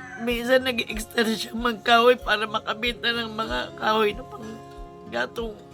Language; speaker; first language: Filipino; native; Filipino